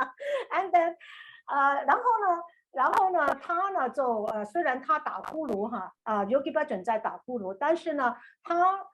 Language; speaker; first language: Chinese; native; Chinese